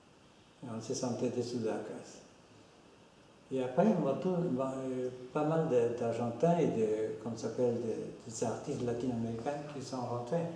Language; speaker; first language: French; non-native, fluent; Spanish